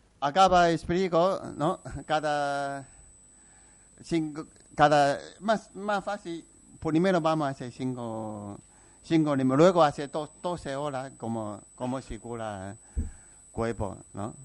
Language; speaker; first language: Spanish; non-native, learner; Chinese